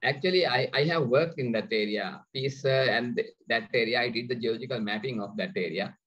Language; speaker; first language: English; non-native, local second language; Sinhala